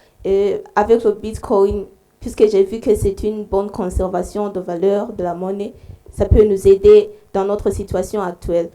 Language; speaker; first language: French; non-native, local second language; Rundi